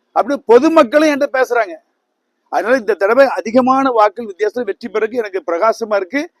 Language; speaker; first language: Tamil; native; Tamil